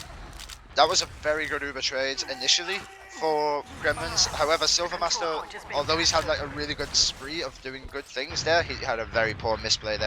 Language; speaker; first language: English; native; English